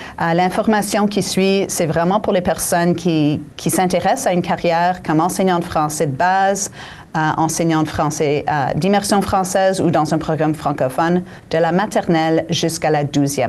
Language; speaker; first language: French; native; French